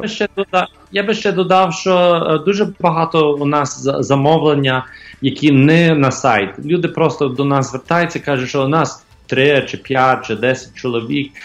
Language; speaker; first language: Ukrainian; early bilingual, heritage; Ukrainian